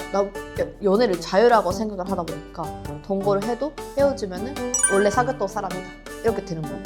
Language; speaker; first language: Korean; non-native, fluent; Japanese